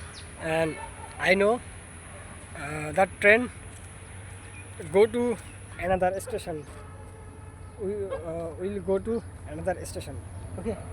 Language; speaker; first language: English; non-native, learner; Bangla